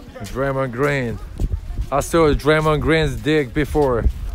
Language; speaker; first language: English; non-native, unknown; Korean